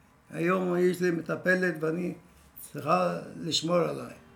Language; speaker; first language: Hebrew; non-native, fluent; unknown